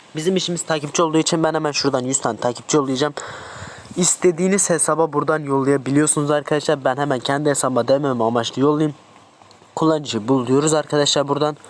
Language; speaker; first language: Turkish; non-native, local second language; Kurdish